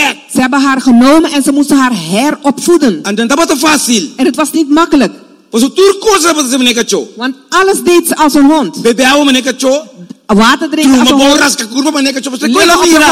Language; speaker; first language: Dutch; non-native, local second language; Papiamento